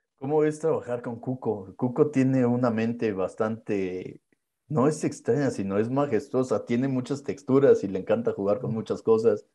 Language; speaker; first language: Spanish; native; Spanish